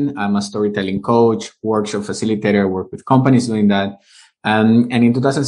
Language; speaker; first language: English; non-native, fluent; Spanish